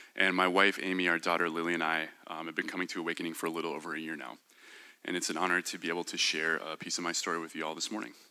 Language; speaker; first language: English; native; English